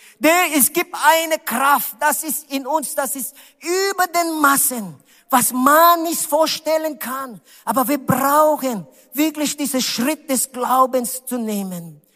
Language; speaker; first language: German; non-native, learner; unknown